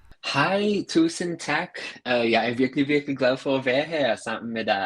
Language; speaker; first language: Danish; non-native, fluent; English